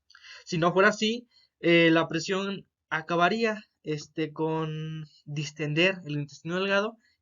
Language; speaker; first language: Spanish; native; Spanish